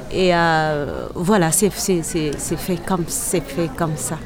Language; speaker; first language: French; non-native, local second language; Serer